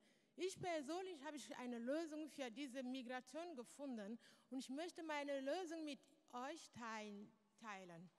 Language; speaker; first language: German; non-native, learner; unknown